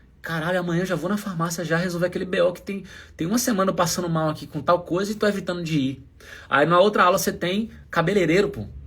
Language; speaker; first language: Portuguese; native; Portuguese